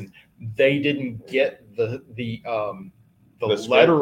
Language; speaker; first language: English; native; English